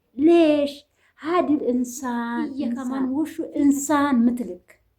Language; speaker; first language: Arabic; non-native, learner; Oromo